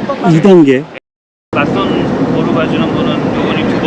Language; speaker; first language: Korean; native; Korean